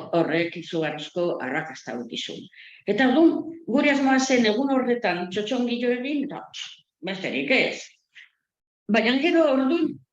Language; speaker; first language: Basque; non-native, local second language; Spanish